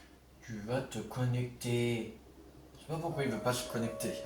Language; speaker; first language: French; native; French